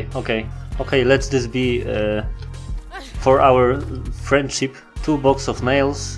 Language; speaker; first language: English; non-native, learner; Polish